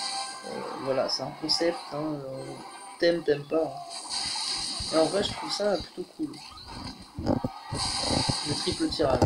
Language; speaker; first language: French; native; French